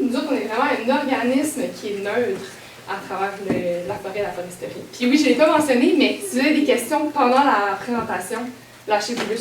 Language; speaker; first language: French; native; French